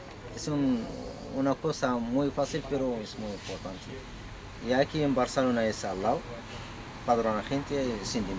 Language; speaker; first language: Spanish; non-native, learner; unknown